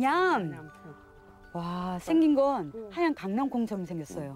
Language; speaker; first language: Korean; native; Korean